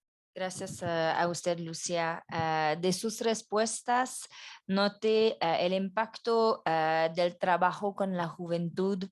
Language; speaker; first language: Spanish; non-native, fluent; French